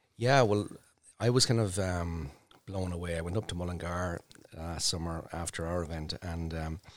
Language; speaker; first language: English; native; English